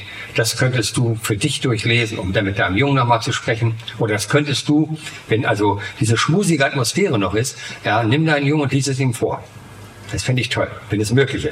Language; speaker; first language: German; native; German